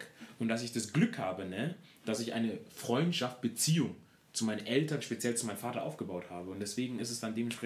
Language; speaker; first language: German; native; German